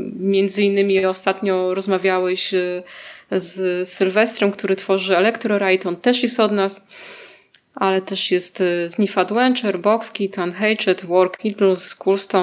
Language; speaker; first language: Polish; native; Polish